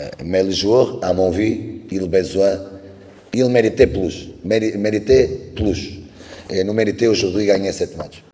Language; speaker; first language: French; non-native, learner; Portuguese